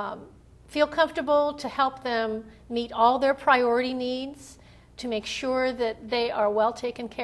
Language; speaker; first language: English; native; English